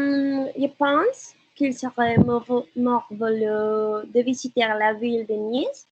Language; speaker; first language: French; non-native, learner; Spanish